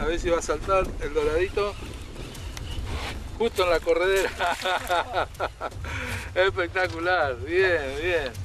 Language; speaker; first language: Spanish; native; Spanish